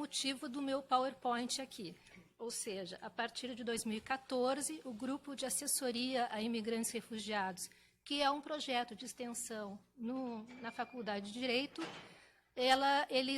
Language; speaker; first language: Portuguese; native; Portuguese